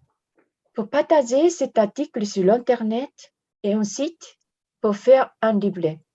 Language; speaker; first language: French; non-native, fluent; Japanese